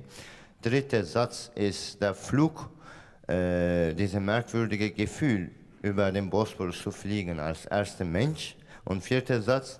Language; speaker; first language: German; non-native, fluent; Turkish